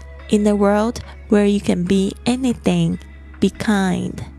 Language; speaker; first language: English; non-native, fluent; Chinese